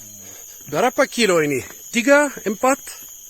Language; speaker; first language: Indonesian; non-native, learner; German